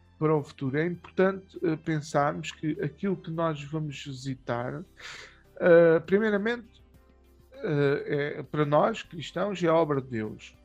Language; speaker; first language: Portuguese; native; Portuguese